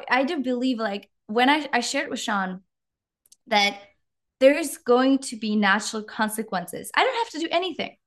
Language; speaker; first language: English; non-native, fluent; Czech